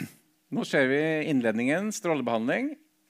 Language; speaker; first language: Norwegian; native; Norwegian